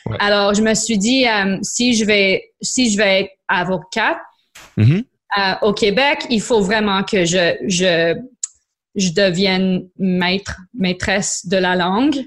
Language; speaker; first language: French; non-native, local second language; English